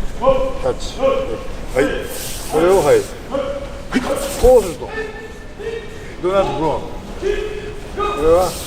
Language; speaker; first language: Japanese; native; Japanese